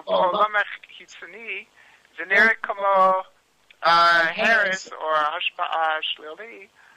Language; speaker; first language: Hebrew; non-native, learner; English